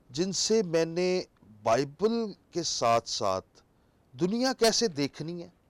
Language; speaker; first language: Urdu; non-native, local second language; Punjabi